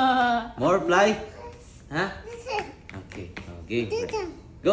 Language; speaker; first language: English; non-native, local second language; Filipino